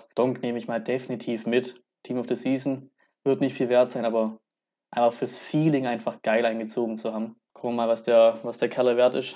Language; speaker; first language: German; native; German